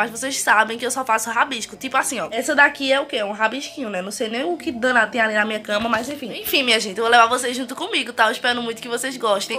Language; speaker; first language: Portuguese; native; Portuguese